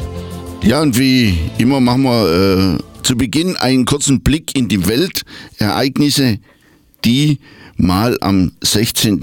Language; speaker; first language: German; native; German